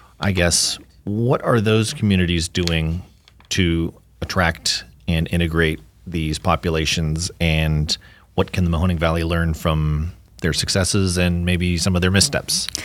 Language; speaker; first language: English; native; English